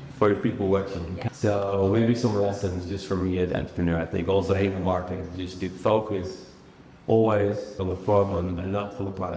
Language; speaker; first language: English; non-native, fluent; Dutch